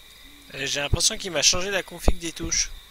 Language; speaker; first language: French; native; French